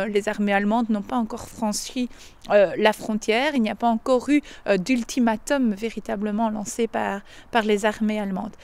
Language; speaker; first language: French; native; French